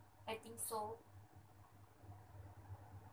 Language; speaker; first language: English; non-native, learner; Indonesian